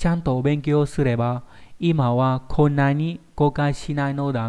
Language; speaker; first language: Japanese; non-native, fluent; Vietnamese